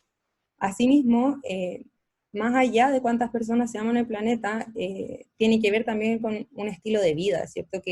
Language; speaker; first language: Spanish; native; Spanish